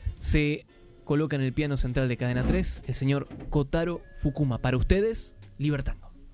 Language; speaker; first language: Spanish; native; Spanish